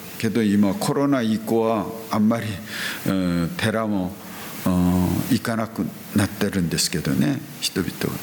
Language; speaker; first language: Japanese; non-native, fluent; Korean